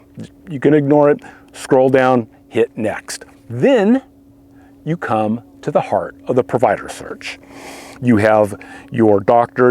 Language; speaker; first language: English; native; English